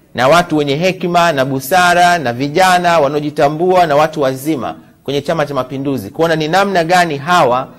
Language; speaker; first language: Swahili; native; Swahili